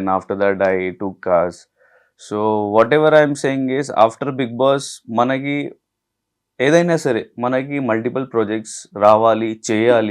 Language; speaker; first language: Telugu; non-native, learner; Hindi